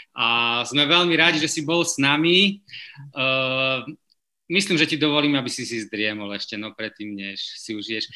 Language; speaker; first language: Slovak; native; Slovak